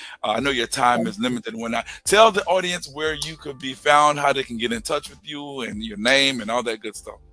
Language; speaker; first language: English; native; English